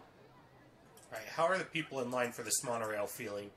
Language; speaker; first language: English; native; English